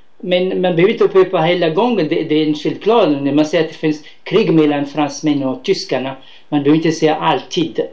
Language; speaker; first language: Swedish; non-native, fluent; Arabic